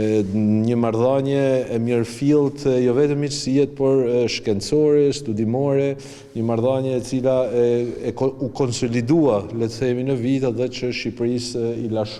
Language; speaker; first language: Albanian; native; Albanian